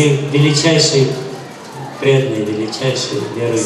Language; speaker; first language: Russian; native; Russian